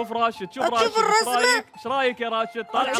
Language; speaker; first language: Arabic; native; Arabic